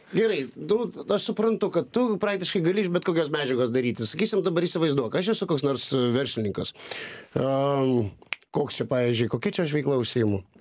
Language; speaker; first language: Lithuanian; native; Lithuanian